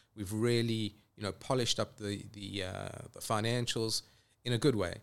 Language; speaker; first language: English; native; English